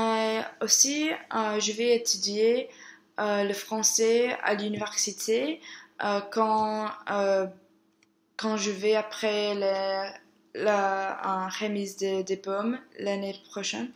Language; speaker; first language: French; non-native, learner; English